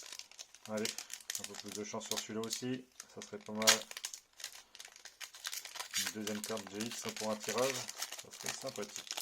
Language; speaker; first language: French; native; French